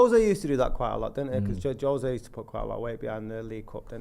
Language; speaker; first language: English; native; English